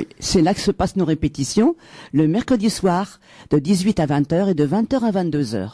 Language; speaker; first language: French; native; French